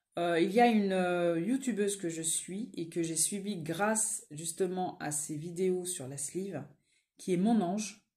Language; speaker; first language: French; native; French